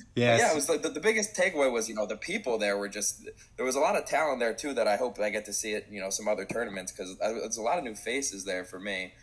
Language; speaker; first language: English; native; English